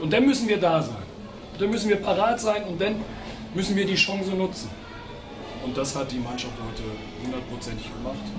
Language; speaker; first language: German; native; German